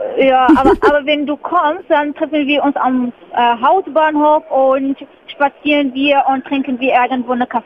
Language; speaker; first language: German; non-native, fluent; Arabic